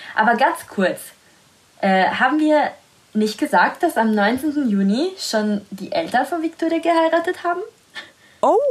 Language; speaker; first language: German; non-native, fluent; Italian